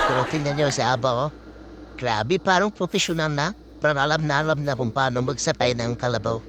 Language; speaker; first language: Filipino; native; Filipino